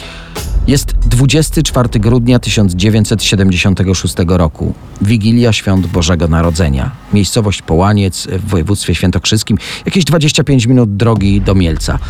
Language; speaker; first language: Polish; native; Polish